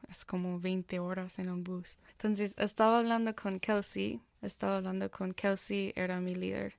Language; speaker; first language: Spanish; non-native, fluent; English